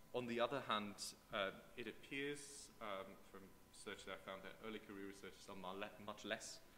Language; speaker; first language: English; non-native, fluent; German